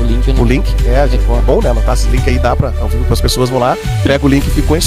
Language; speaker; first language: Portuguese; native; Portuguese